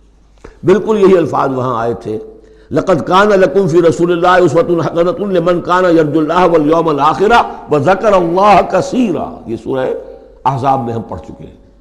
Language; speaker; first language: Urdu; native; Urdu